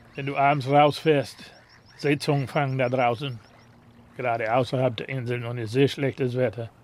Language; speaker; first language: German; native; German